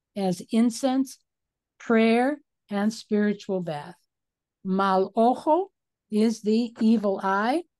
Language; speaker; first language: English; native; English